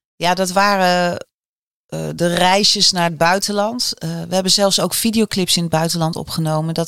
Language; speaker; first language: Dutch; native; Dutch